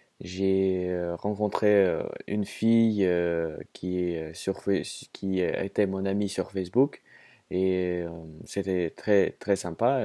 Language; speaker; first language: French; non-native, fluent; Russian